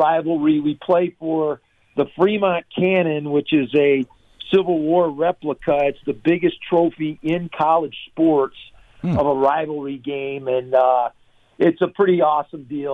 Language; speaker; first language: English; native; English